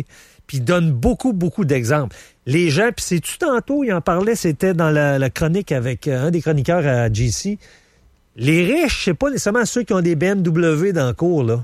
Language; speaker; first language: French; native; French